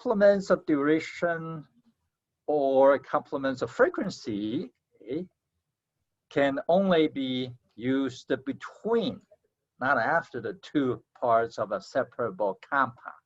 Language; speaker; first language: English; non-native, fluent; Chinese